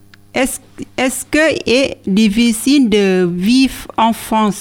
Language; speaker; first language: French; non-native, learner; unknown